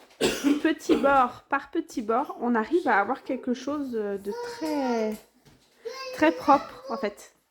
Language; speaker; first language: French; native; French